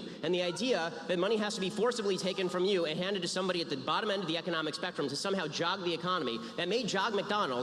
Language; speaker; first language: English; native; English